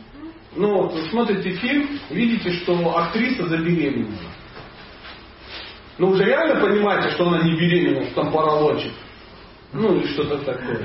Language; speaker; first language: Russian; native; Russian